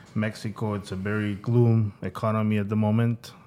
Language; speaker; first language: English; non-native, fluent; Spanish